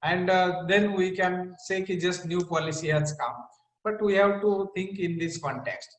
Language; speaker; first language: English; non-native, local second language; Marathi